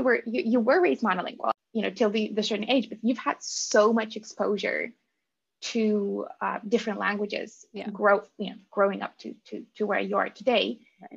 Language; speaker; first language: English; non-native, fluent; Russian